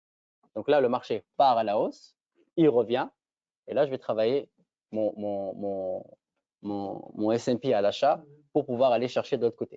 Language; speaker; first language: French; native; French